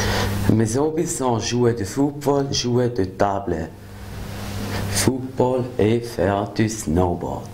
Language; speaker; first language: French; non-native, local second language; German